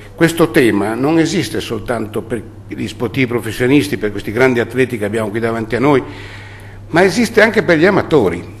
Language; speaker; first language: Italian; native; Italian